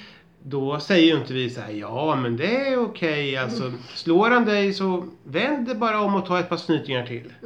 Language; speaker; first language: Swedish; native; Swedish